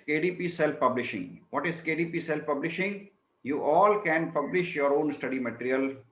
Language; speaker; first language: English; non-native, local second language; Hindi